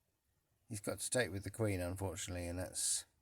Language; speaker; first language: English; native; English